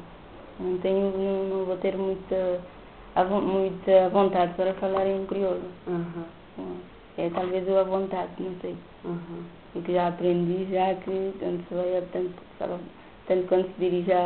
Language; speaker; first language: Portuguese; non-native, local second language; Kabuverdianu